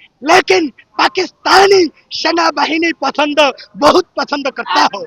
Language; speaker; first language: Hindi; non-native, learner; Bangla